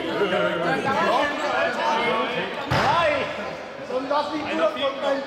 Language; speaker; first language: Spanish; native; Spanish